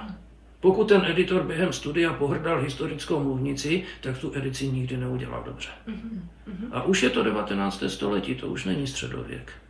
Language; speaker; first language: Czech; native; Czech